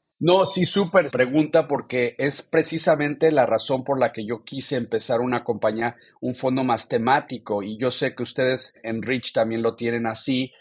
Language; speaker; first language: Spanish; native; Spanish